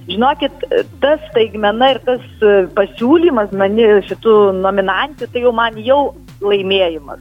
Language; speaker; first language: Lithuanian; native; Lithuanian